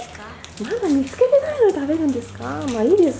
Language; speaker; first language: Japanese; native; Japanese